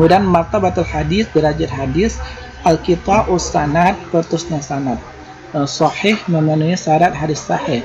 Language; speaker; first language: Indonesian; native; Indonesian